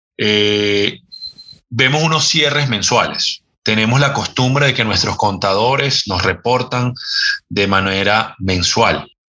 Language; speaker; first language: Spanish; native; Spanish